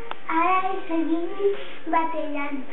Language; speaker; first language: Catalan; non-native, local second language; Spanish